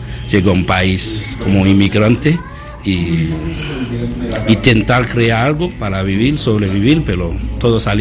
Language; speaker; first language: Spanish; non-native, learner; Haitian Creole